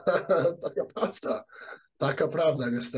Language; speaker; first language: Polish; early bilingual, heritage; Polish